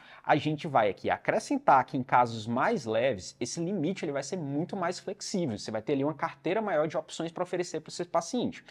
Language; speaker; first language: Portuguese; native; Portuguese